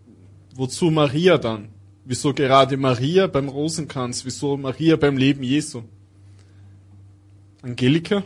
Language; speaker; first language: German; native; German